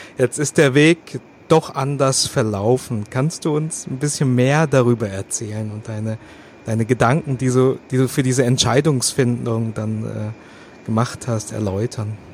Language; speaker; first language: German; native; German